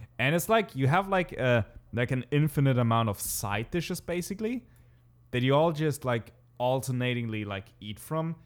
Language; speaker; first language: English; non-native, fluent; German